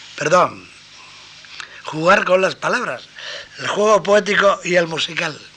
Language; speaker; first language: Spanish; native; Spanish